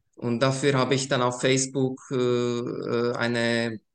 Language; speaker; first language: German; early bilingual, other home language; Slovak